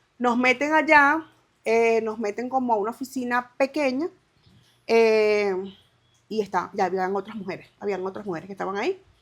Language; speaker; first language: Spanish; native; Spanish